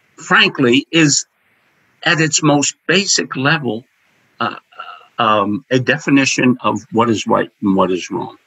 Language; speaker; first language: English; native; English